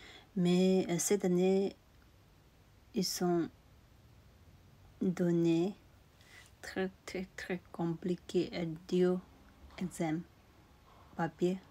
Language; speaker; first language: French; non-native, learner; Tibetan